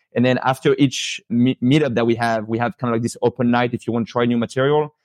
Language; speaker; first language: English; non-native, fluent; French